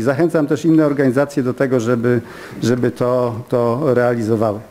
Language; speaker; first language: Polish; native; Polish